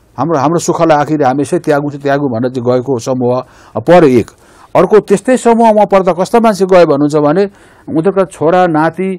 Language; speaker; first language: Nepali; native; Nepali